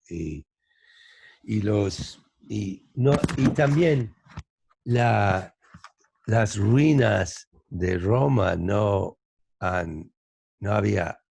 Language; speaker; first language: Spanish; non-native, fluent; English